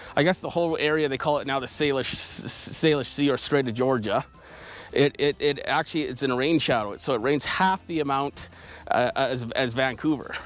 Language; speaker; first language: English; native; English